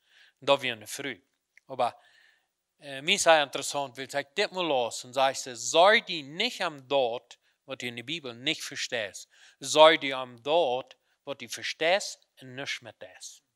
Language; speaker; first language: German; non-native, learner; Plautdietsch